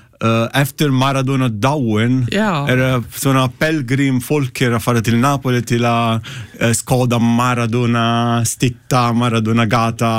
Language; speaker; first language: Icelandic; non-native, learner; Italian